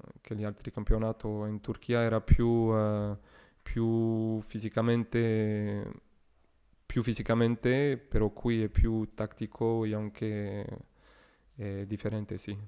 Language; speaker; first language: Italian; non-native, learner; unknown